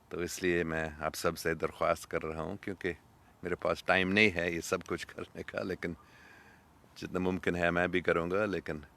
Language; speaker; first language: Urdu; non-native, fluent; English